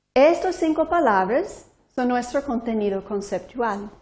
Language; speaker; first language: Spanish; non-native, fluent; English